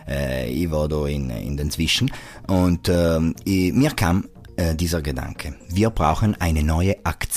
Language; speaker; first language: German; non-native, local second language; Italian